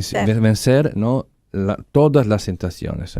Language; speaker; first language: Spanish; non-native, fluent; Italian